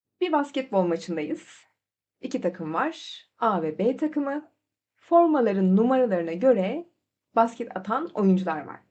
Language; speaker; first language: Turkish; native; Turkish